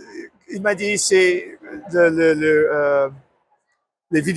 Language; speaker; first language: French; non-native, learner; English